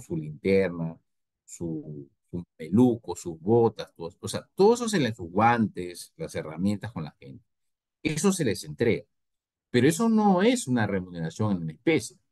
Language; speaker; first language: Spanish; native; Spanish